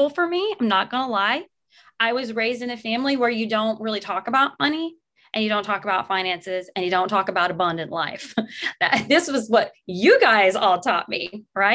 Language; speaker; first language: English; native; English